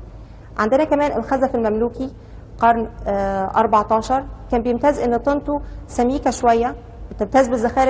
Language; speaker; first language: Arabic; native; Arabic